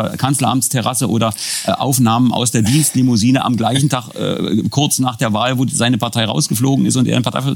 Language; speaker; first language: German; native; German